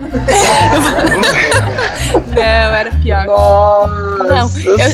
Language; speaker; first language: Portuguese; native; Portuguese